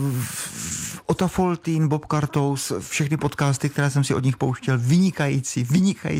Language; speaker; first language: Czech; native; Czech